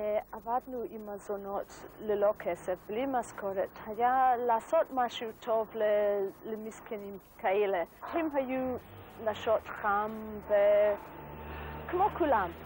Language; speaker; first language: Hebrew; non-native, learner; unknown